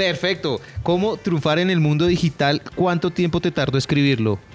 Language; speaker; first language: Spanish; native; Spanish